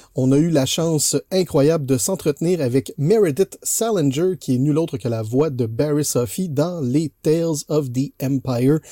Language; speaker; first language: French; native; French